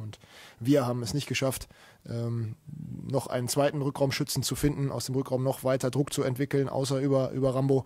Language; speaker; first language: German; native; German